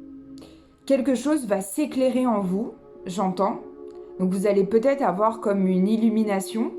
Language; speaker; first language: French; native; French